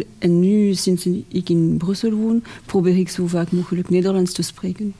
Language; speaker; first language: Dutch; non-native, local second language; French